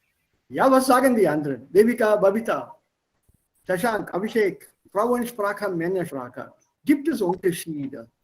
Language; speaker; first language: German; non-native, fluent; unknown